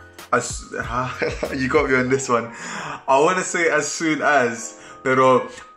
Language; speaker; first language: English; native; English